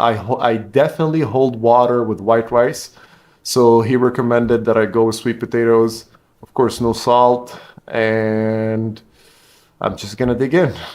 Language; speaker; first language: English; non-native, fluent; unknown